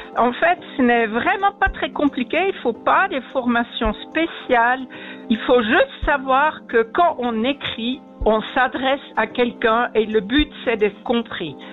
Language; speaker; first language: French; native; French